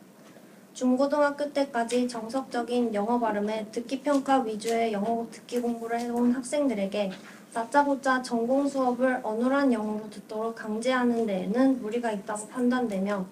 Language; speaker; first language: Korean; native; Korean